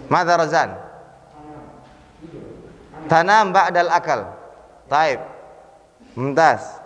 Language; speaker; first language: Arabic; non-native, fluent; Indonesian